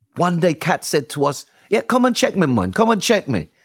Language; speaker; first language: English; native; English